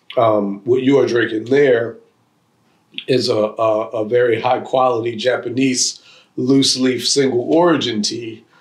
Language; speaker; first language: English; native; English